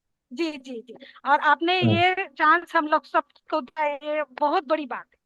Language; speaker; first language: Hindi; non-native, fluent; Bangla